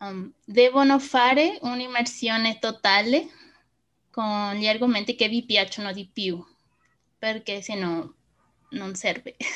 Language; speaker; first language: Italian; non-native, fluent; Spanish